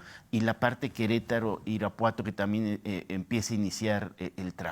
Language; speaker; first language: Spanish; native; Spanish